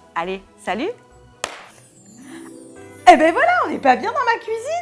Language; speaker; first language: French; native; French